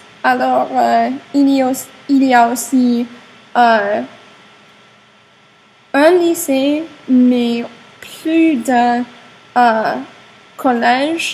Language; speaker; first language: French; non-native, learner; English